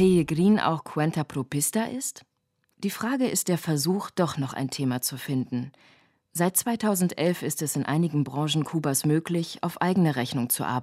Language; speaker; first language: German; native; German